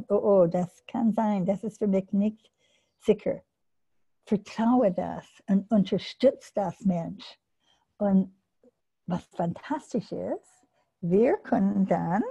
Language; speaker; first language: German; non-native, learner; English